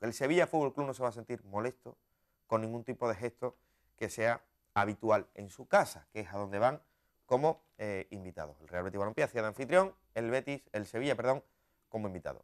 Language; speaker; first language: Spanish; native; Spanish